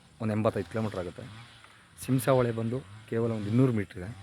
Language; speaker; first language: Kannada; native; Kannada